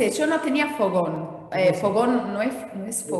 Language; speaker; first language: Spanish; non-native, fluent; Portuguese